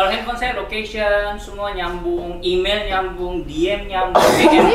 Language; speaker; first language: Indonesian; native; Indonesian